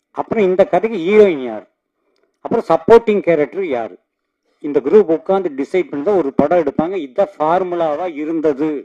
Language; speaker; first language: Tamil; native; Tamil